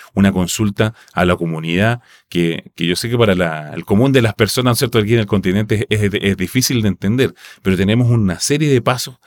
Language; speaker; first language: Spanish; non-native, local second language; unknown